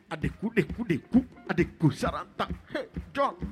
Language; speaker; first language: English; non-native, learner; Bambara